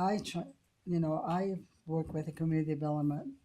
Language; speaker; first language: English; non-native, fluent; Spanish